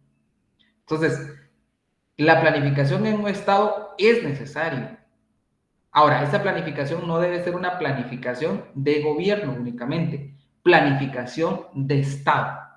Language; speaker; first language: Spanish; native; Spanish